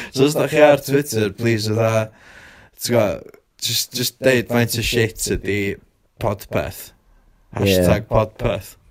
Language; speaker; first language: Welsh; native; Welsh